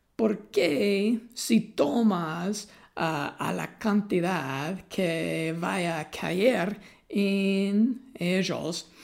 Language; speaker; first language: Spanish; non-native, learner; English